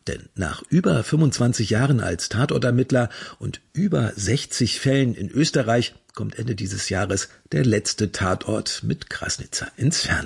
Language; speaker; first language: German; native; German